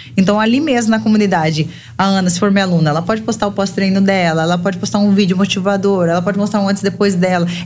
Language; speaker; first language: Portuguese; native; Portuguese